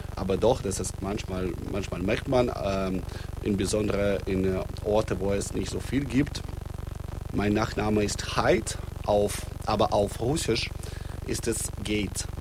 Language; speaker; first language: German; non-native, fluent; Russian